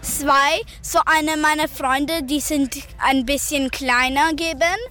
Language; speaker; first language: German; non-native, learner; English